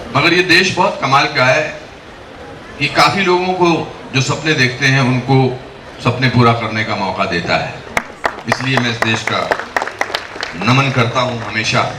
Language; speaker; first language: Hindi; native; Hindi